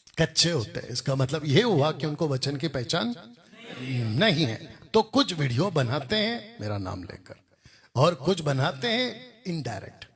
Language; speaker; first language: Hindi; non-native, local second language; Telugu